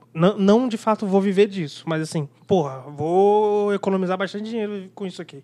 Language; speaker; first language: Portuguese; native; Portuguese